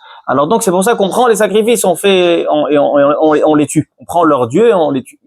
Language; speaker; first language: French; native; French